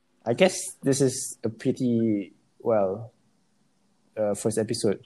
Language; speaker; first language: English; non-native, local second language; Malay